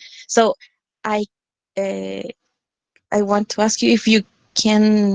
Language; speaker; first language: English; non-native, learner; Spanish